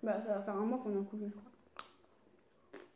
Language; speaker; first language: French; native; French